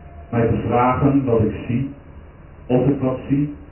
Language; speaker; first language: Dutch; native; Dutch